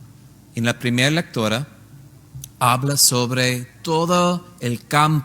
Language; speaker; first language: Spanish; non-native, learner; English